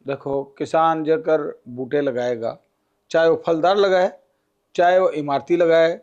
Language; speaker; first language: Hindi; non-native, local second language; Punjabi